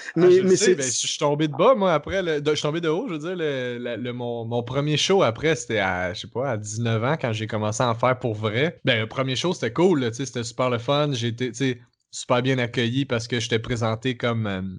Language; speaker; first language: French; native; French